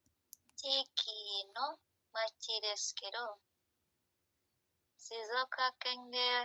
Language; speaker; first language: Japanese; non-native, learner; Indonesian